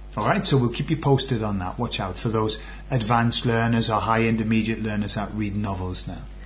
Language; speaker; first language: English; native; English